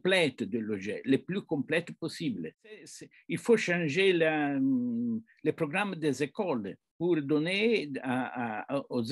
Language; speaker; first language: French; non-native, fluent; Italian